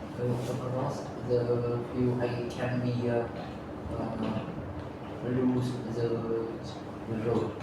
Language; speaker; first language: English; non-native, learner; Vietnamese